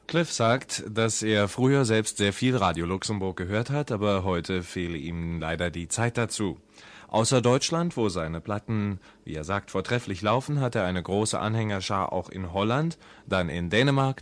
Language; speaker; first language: German; native; German